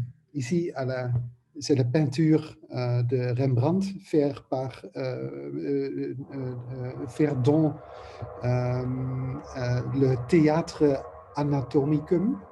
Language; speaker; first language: French; non-native, learner; Dutch